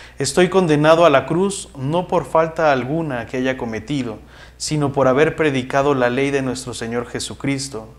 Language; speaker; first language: Spanish; native; Spanish